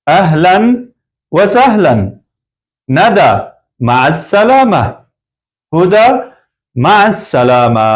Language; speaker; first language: Arabic; non-native, fluent; Persian